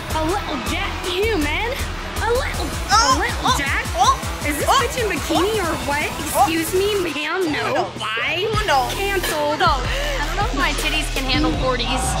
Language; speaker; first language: English; native; English